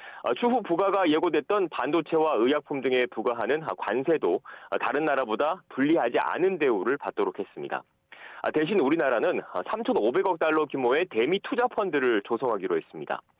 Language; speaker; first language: Korean; native; Korean